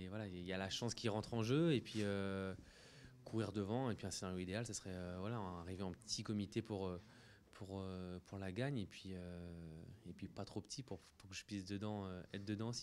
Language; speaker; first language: French; native; French